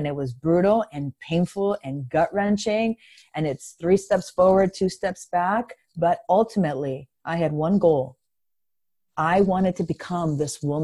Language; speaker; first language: English; non-native, fluent; Greek